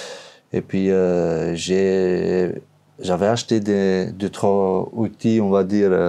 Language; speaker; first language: French; non-native, learner; Albanian